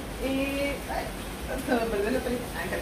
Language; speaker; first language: Spanish; native; Spanish